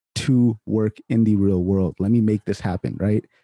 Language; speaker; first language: English; early bilingual, other home language; Hindi